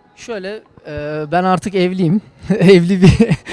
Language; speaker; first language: Turkish; native; Turkish